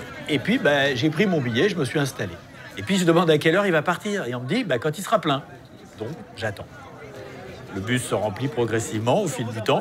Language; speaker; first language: French; native; French